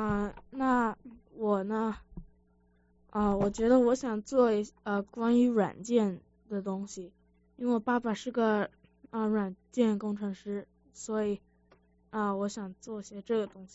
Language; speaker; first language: Chinese; early bilingual, heritage; Chinese